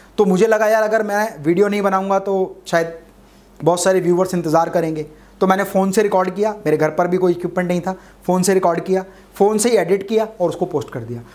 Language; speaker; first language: Hindi; native; Hindi